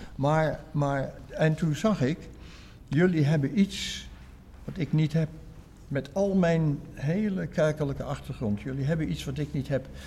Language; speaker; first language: Dutch; native; Dutch